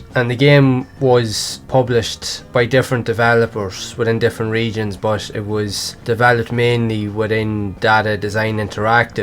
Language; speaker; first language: English; native; English